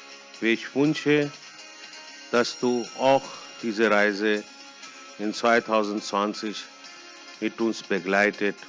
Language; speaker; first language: German; non-native, fluent; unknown